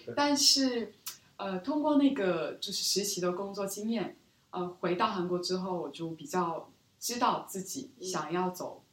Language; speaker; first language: Chinese; early bilingual, other home language; Korean